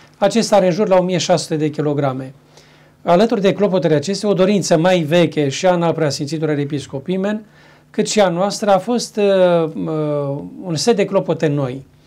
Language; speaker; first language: Romanian; native; Romanian